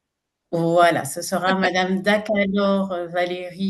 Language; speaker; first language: French; native; French